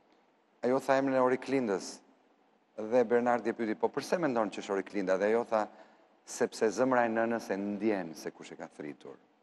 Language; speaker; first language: Albanian; native; Albanian